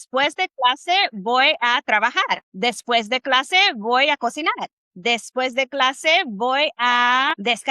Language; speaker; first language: Spanish; non-native, fluent; English